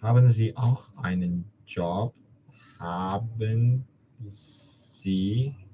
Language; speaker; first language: German; non-native, learner; Cantonese